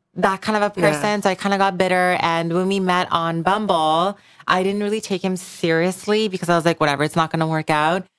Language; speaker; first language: English; early bilingual, other home language; Bangla